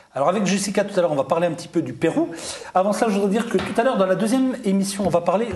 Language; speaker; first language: French; native; French